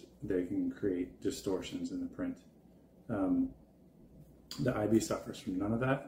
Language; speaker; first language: English; native; English